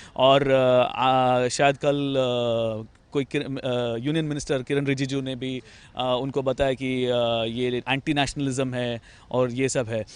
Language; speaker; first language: Hindi; non-native, local second language; Tamil